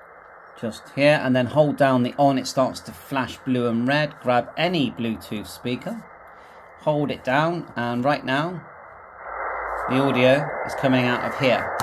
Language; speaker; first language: English; native; English